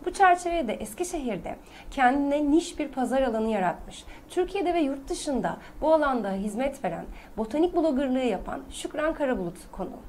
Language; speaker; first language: Turkish; native; Turkish